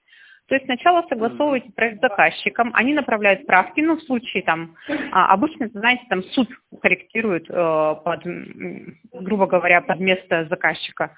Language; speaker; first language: Russian; native; Russian